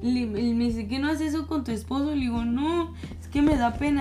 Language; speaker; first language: Spanish; early bilingual, heritage; Spanish